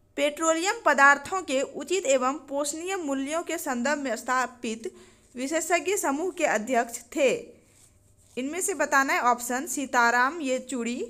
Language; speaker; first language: Hindi; native; Hindi